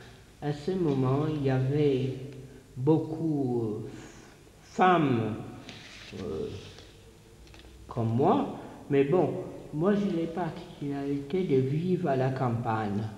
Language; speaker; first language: French; non-native, fluent; English